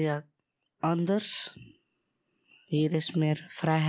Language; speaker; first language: Dutch; non-native, learner; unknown